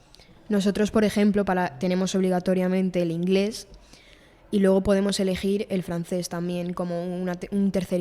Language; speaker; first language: Spanish; native; Spanish